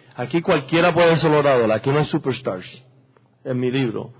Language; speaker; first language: Spanish; early bilingual, heritage; Spanish